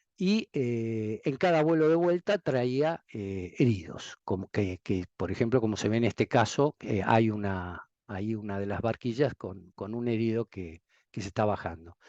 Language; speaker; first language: Spanish; native; Spanish